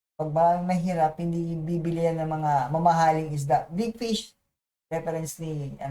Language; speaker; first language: Filipino; non-native, local second language; Bikol